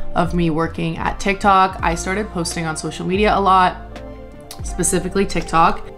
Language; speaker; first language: English; native; English